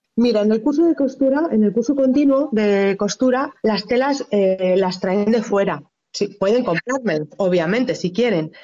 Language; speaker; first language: Spanish; native; Spanish